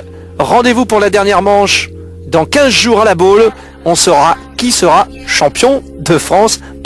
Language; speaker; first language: French; native; French